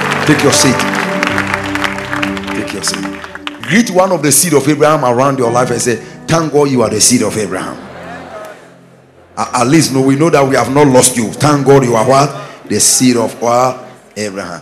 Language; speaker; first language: English; non-native, local second language; Akan